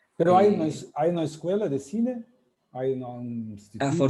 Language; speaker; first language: Spanish; non-native, fluent; Portuguese